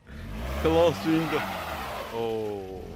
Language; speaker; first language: English; non-native, learner; Georgian